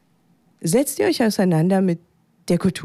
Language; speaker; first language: German; native; German